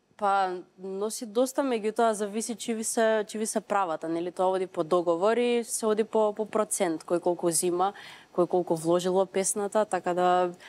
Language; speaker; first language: Macedonian; native; Macedonian